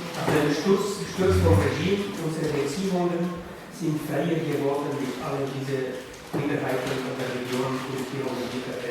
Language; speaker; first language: German; non-native, fluent; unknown